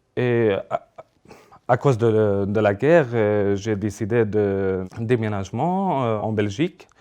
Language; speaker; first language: French; non-native, learner; Arabic